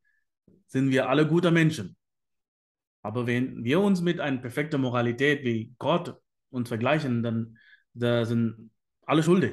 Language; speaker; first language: German; non-native, fluent; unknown